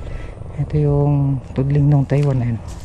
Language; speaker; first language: Filipino; native; Filipino